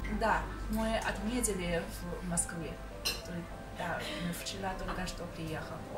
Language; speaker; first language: Russian; non-native, learner; Chinese